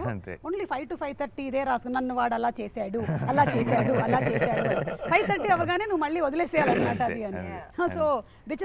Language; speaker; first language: Telugu; native; Telugu